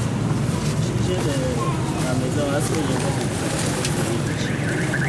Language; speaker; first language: French; non-native, learner; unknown